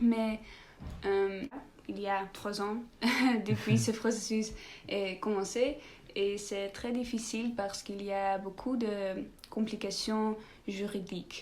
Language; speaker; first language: French; non-native, learner; Dutch